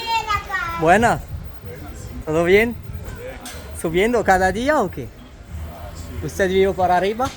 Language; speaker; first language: Spanish; non-native, learner; French